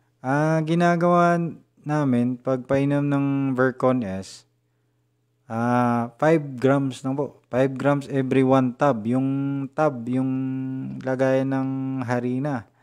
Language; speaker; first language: Filipino; non-native, local second language; Cebuano